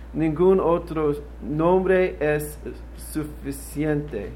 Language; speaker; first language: Spanish; non-native, learner; English